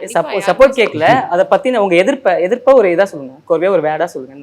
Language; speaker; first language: Tamil; native; Tamil